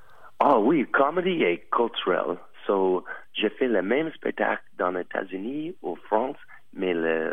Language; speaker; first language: French; non-native, learner; English